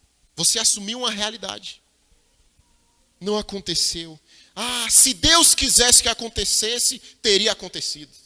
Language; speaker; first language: Portuguese; native; Portuguese